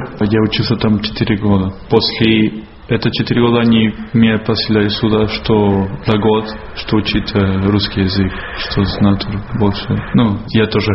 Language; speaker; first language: Russian; non-native, learner; Spanish